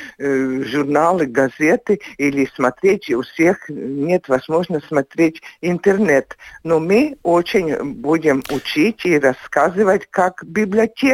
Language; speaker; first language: Russian; non-native, local second language; Latvian